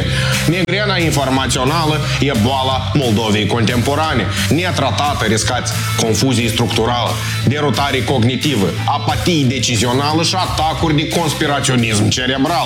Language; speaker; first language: Romanian; native; Romanian